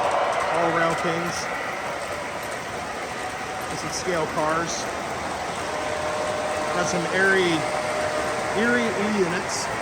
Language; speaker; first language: English; native; English